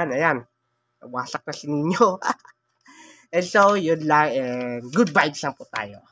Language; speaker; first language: Filipino; non-native, local second language; Cebuano